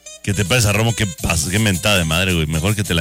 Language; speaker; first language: Spanish; native; Spanish